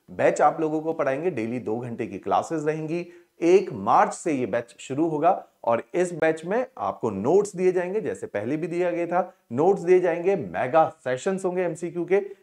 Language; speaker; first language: Hindi; non-native, local second language; Punjabi